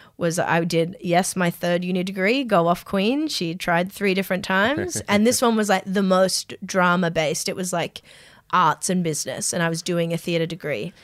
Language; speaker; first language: English; native; English